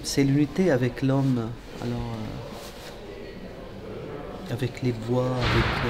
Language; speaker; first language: French; non-native, local second language; Arabic